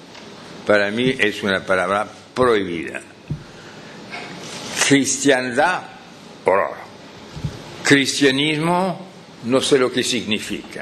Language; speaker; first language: Spanish; non-native, fluent; French